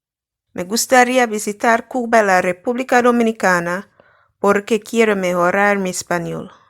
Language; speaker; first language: Spanish; non-native, fluent; English